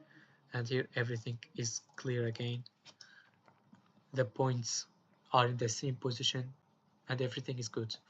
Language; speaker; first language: English; non-native, fluent; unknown